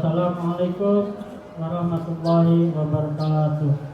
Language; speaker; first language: Indonesian; native; Indonesian